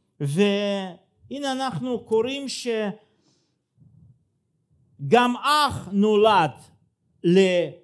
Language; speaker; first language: Hebrew; non-native, fluent; Russian